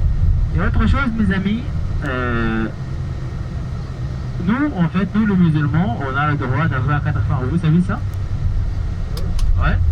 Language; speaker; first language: French; non-native, learner; Arabic